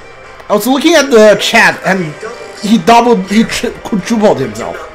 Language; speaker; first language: English; native; English